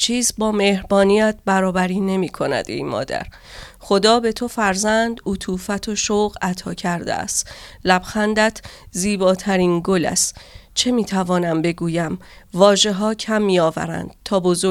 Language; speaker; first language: French; non-native, learner; Persian